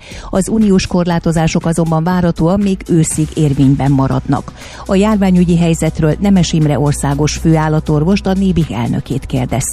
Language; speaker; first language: Hungarian; native; Hungarian